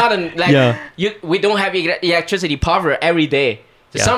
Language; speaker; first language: English; non-native, fluent; Chinese